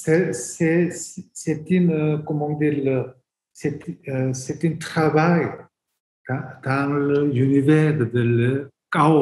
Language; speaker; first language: French; non-native, fluent; Korean